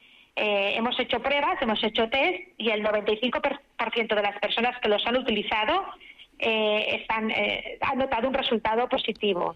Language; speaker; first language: Spanish; native; Spanish